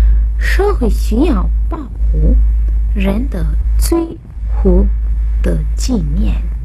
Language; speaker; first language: Chinese; non-native, fluent; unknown